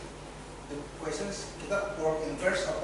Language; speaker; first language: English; non-native, learner; Indonesian